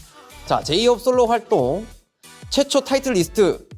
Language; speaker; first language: Korean; native; Korean